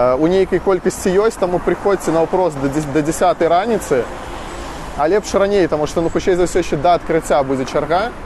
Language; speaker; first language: Belarusian; non-native, local second language; Russian